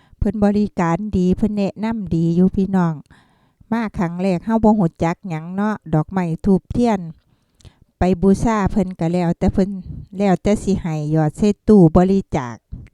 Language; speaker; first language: Thai; native; Thai